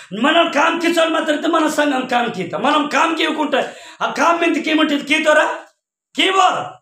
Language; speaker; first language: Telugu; non-native, local second language; Koya